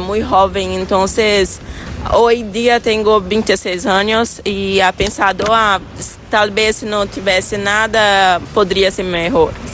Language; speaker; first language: Spanish; non-native, fluent; Portuguese